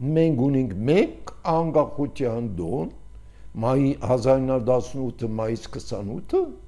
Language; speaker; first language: Armenian; early bilingual, heritage; Armenian